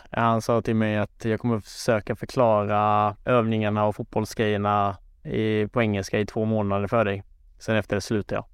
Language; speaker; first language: Swedish; native; Swedish